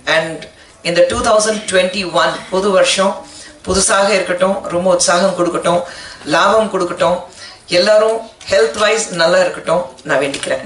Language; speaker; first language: Tamil; non-native, fluent; Hindi